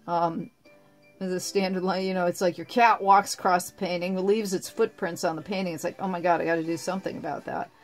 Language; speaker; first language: English; native; English